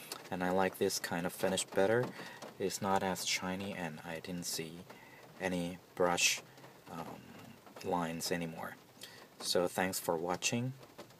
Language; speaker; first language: English; non-native, fluent; Thai